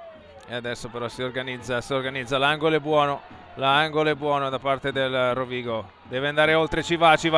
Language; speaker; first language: Italian; native; Italian